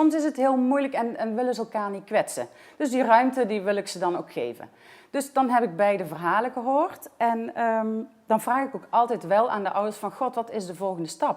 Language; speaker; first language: Dutch; native; Dutch